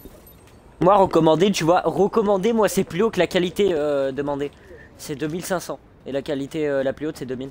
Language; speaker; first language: French; native; French